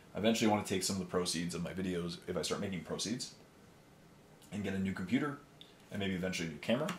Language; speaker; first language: English; native; English